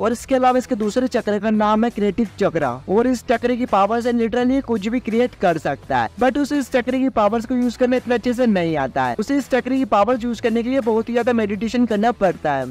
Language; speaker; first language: Hindi; native; Hindi